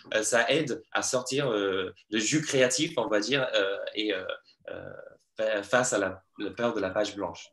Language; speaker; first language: French; non-native, fluent; English